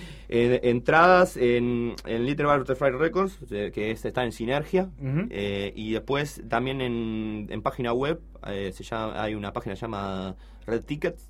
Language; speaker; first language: Spanish; native; Spanish